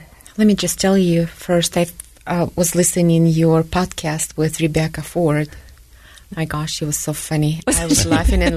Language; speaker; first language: English; non-native, fluent; Russian